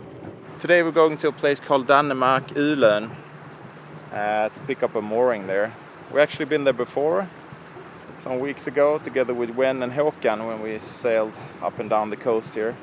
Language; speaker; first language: English; non-native, fluent; Swedish